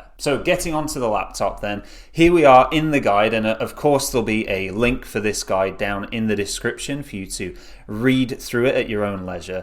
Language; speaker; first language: English; native; English